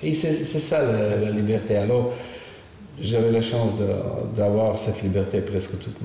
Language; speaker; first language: French; non-native, fluent; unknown